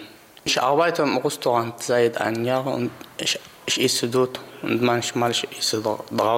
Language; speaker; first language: German; non-native, learner; Arabic